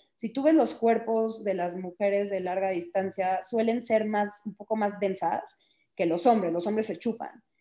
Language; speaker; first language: Spanish; early bilingual, heritage; Spanish